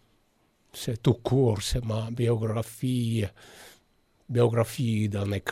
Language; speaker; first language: French; non-native, fluent; Estonian